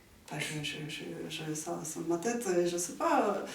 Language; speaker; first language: French; non-native, fluent; Ukrainian